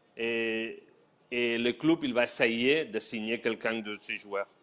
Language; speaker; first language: French; non-native, learner; Catalan